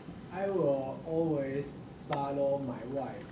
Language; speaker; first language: English; non-native, learner; Chinese